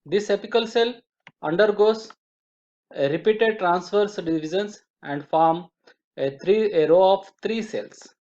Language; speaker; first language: English; non-native, local second language; Telugu